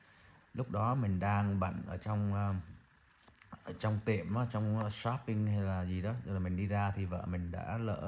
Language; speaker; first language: Vietnamese; early bilingual, heritage; Vietnamese